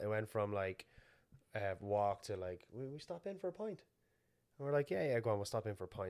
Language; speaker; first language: English; native; English